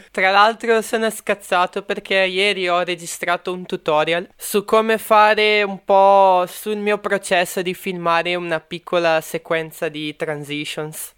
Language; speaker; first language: Italian; non-native, fluent; Portuguese